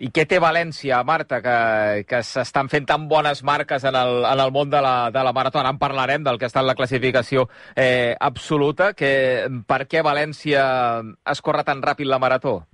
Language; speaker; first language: Catalan; native; Catalan